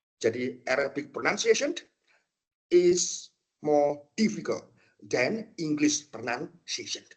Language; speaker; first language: English; non-native, fluent; Indonesian